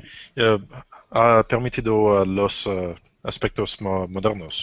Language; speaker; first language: Spanish; non-native, learner; French